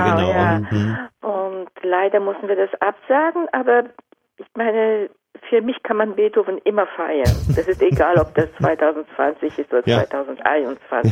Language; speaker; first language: German; non-native, fluent; Japanese